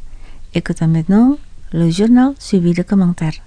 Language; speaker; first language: French; non-native, fluent; Indonesian